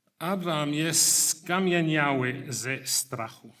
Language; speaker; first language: Polish; non-native, learner; English